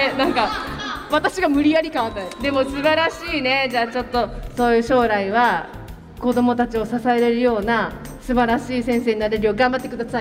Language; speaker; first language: Japanese; native; Japanese